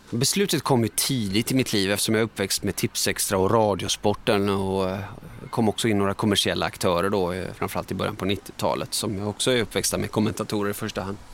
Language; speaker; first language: Swedish; early bilingual, other home language; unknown